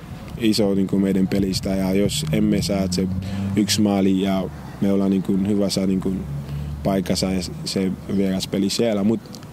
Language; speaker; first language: Finnish; non-native, learner; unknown